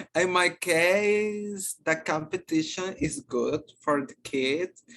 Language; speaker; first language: English; non-native, learner; Spanish